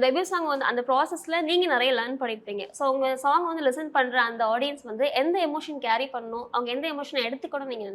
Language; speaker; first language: Tamil; native; Tamil